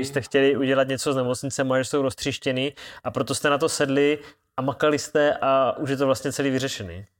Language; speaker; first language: Czech; native; Czech